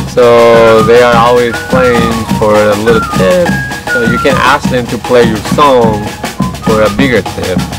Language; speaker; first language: English; non-native, fluent; Spanish